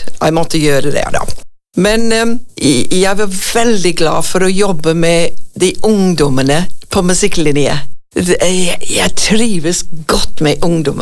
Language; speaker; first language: Norwegian; non-native, fluent; English